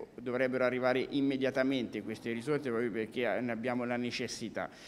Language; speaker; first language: Italian; native; Italian